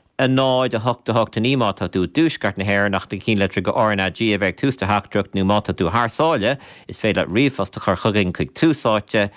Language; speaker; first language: Irish; native; Irish